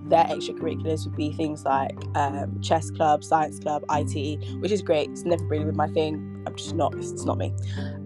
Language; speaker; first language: English; native; English